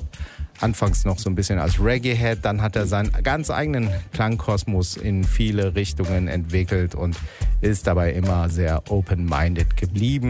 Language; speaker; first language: German; native; German